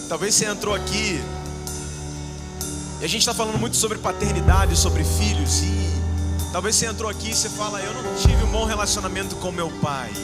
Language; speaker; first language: Portuguese; native; Portuguese